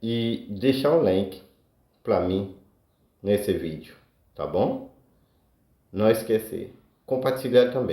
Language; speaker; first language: Portuguese; non-native, learner; Haitian Creole